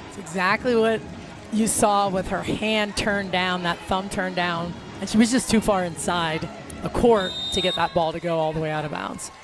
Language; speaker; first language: English; native; English